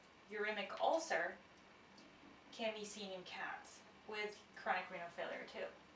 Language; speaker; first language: English; non-native, fluent; Japanese